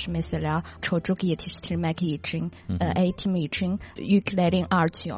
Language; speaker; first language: Turkish; non-native, fluent; Chinese